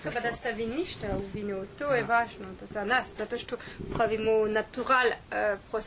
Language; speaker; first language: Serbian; non-native, learner; French